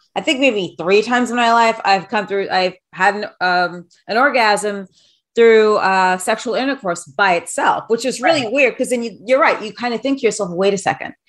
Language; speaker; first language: English; native; English